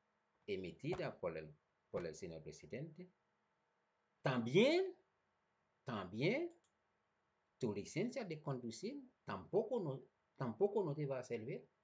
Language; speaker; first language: Spanish; non-native, fluent; Haitian Creole